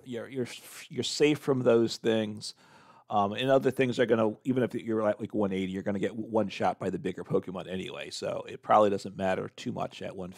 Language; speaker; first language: English; native; English